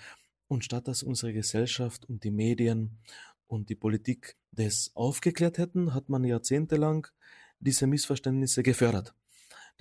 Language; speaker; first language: German; non-native, local second language; Slovenian